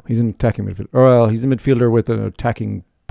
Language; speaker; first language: English; native; English